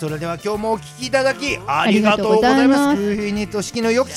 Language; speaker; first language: Japanese; native; Japanese